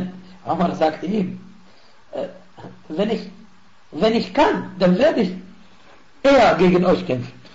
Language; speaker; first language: German; non-native, fluent; Arabic